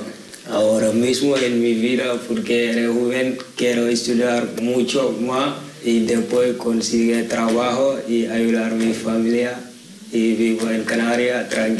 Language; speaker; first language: Spanish; non-native, learner; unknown